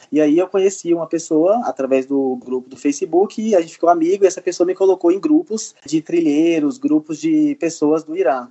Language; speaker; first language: Portuguese; native; Portuguese